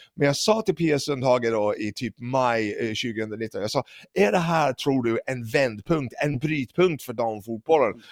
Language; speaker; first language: Swedish; non-native, fluent; English